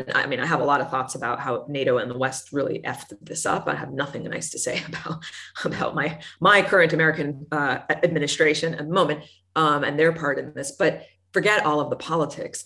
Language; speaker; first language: English; native; English